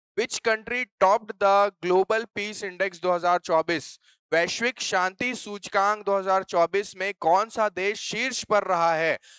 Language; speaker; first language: Hindi; native; Hindi